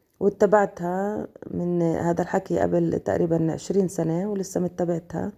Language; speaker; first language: Arabic; native; Arabic